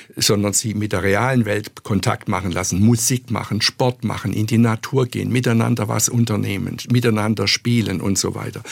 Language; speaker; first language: German; native; German